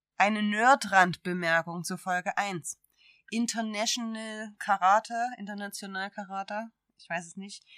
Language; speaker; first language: German; native; German